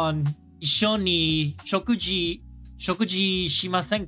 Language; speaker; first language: Japanese; non-native, learner; English